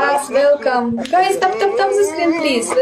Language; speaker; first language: English; non-native, learner; Russian